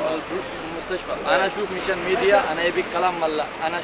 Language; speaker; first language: Arabic; non-native, learner; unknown